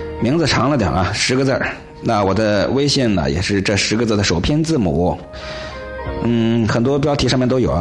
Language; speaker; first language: Chinese; native; Chinese